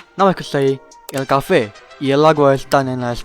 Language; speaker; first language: Spanish; non-native, learner; Indonesian